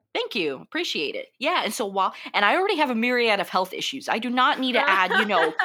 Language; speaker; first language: English; early bilingual, other home language; Italian